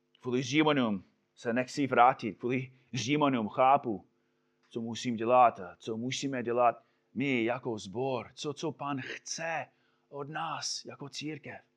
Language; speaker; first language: Czech; non-native, fluent; English